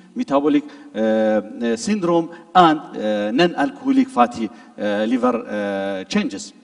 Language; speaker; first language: English; non-native, fluent; Arabic